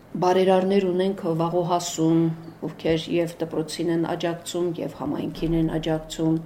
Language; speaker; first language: Armenian; native; Armenian